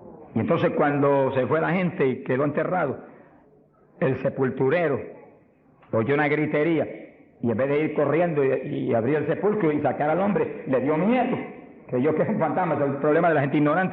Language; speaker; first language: Spanish; native; Spanish